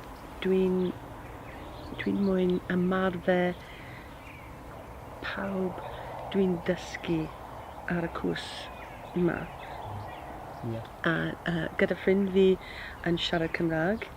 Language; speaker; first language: Welsh; non-native, learner; English